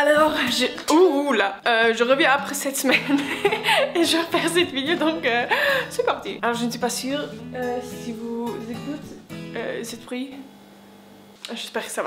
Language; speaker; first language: French; non-native, learner; Swiss German